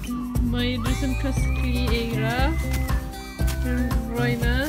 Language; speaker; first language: Welsh; non-native, learner; Malay